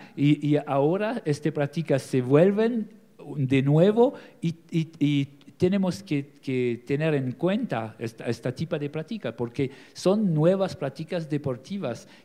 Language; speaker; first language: Spanish; non-native, learner; French